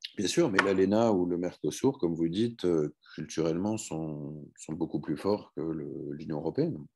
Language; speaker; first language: French; native; French